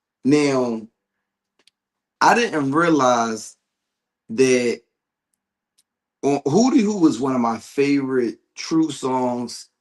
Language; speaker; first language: English; native; English